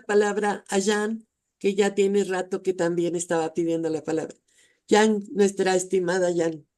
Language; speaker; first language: Spanish; native; Spanish